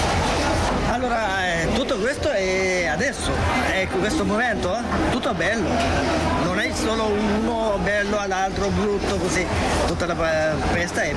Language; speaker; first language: Italian; non-native, learner; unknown